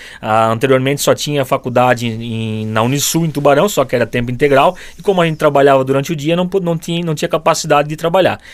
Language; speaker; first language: Portuguese; native; Portuguese